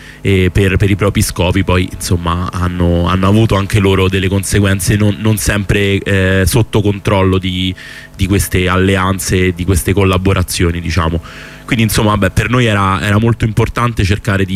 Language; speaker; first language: Italian; native; Italian